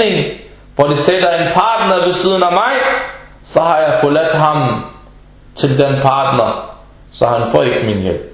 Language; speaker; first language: Danish; non-native, fluent; Arabic